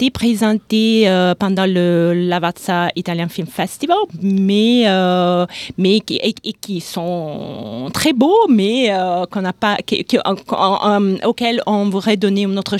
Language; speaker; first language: French; non-native, fluent; Italian